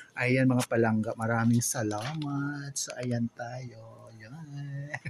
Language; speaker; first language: Filipino; non-native, local second language; Waray